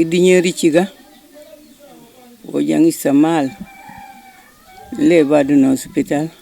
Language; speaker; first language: Portuguese; non-native, learner; Upper Guinea Crioulo